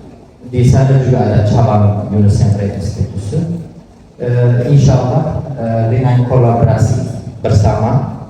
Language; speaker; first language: Indonesian; non-native, fluent; Turkish